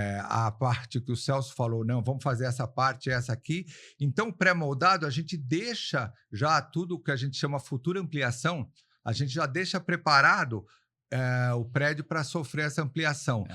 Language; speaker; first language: Portuguese; native; Portuguese